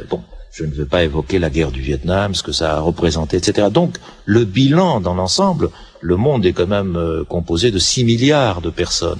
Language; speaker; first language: French; native; French